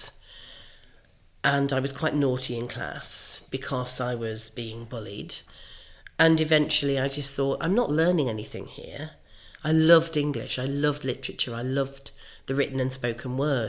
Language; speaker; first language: English; native; English